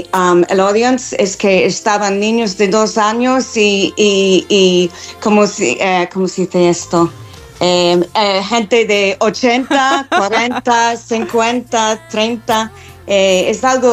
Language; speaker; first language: Spanish; non-native, fluent; English